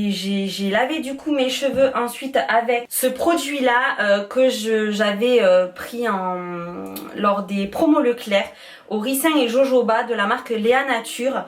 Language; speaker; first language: French; native; French